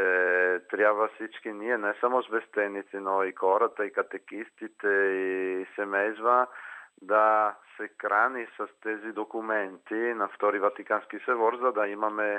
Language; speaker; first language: Bulgarian; non-native, fluent; Italian